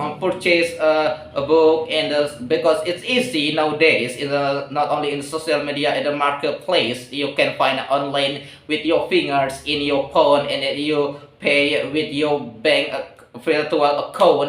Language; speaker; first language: English; non-native, learner; Indonesian